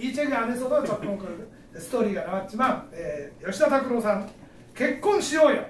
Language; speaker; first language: Korean; non-native, fluent; Japanese